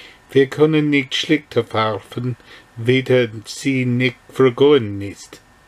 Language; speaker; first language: German; non-native, learner; English